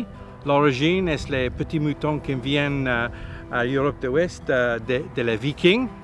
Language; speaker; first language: French; non-native, learner; English